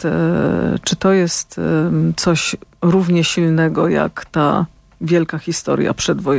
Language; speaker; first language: Polish; native; Polish